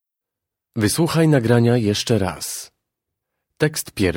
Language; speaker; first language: Russian; non-native, fluent; Polish